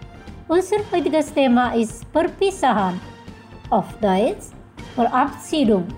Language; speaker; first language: German; non-native, fluent; Indonesian